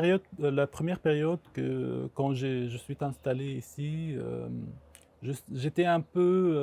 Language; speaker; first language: French; non-native, local second language; Arabic